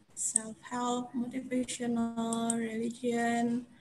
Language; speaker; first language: English; non-native, fluent; Indonesian